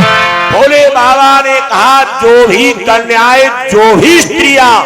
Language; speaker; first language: Hindi; native; Hindi